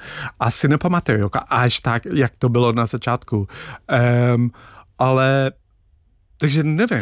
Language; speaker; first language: Czech; non-native, fluent; English